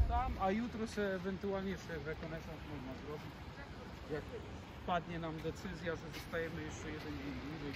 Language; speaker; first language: Polish; native; Polish